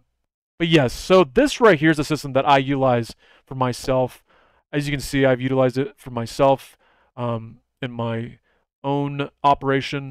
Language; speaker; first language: English; native; English